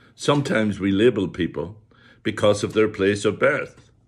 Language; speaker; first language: English; native; English